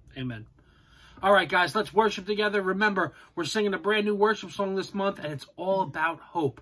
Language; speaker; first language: English; native; English